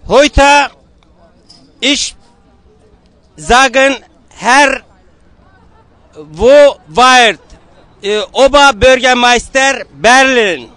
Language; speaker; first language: German; non-native, learner; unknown